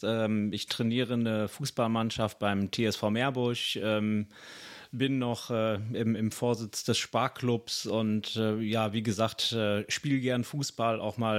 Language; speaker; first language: German; native; German